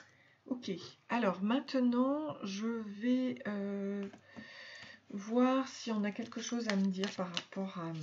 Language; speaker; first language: French; native; French